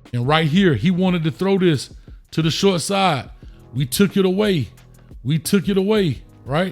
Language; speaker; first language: English; native; English